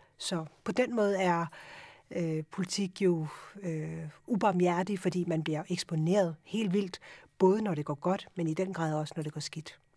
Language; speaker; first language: Danish; early bilingual, other home language; Urdu